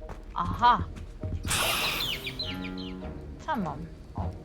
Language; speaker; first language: Turkish; non-native, learner; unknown